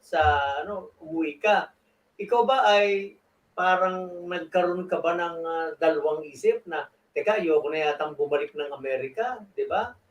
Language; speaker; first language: Filipino; native; Filipino